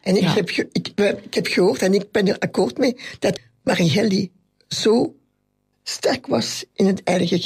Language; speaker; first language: Dutch; non-native, learner; French